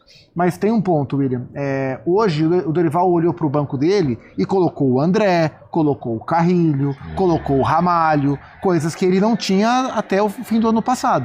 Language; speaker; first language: Portuguese; native; Portuguese